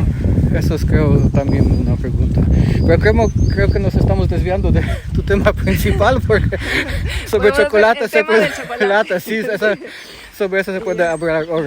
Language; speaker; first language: Spanish; non-native, fluent; Polish